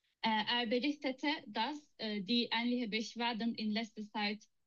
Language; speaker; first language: German; non-native, learner; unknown